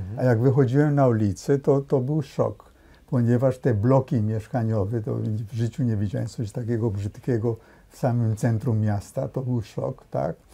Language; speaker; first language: Polish; early bilingual, heritage; Polish